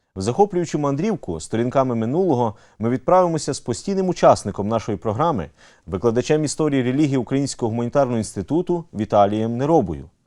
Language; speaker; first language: Ukrainian; native; Ukrainian